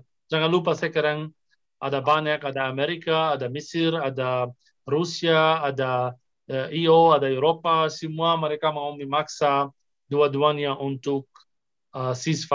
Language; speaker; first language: Indonesian; non-native, fluent; Arabic